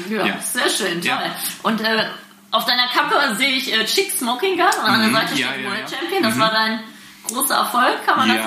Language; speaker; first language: German; native; German